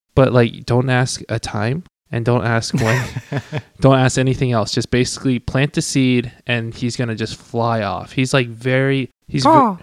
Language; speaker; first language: English; early bilingual, other home language; Cantonese